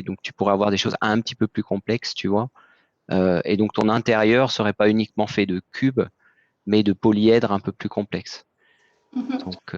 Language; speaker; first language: French; native; French